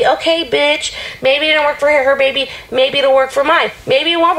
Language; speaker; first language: English; native; English